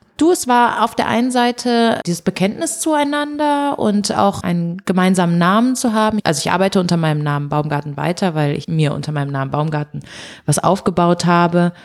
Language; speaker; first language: German; early bilingual, other home language; Portuguese